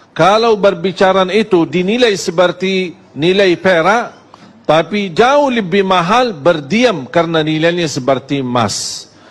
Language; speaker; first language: Malay; non-native, fluent; Arabic